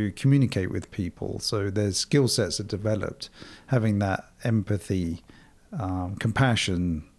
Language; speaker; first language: English; native; English